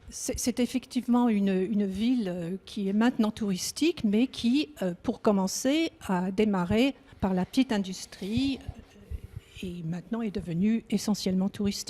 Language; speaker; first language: French; native; French